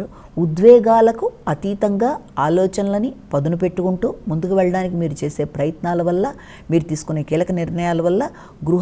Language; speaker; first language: Telugu; native; Telugu